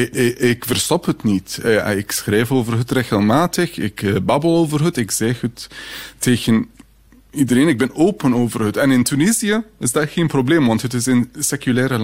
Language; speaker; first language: Dutch; non-native, fluent; Arabic